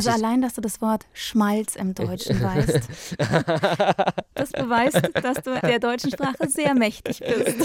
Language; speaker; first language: German; native; German